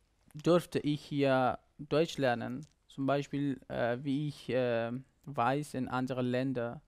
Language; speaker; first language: German; non-native, learner; Persian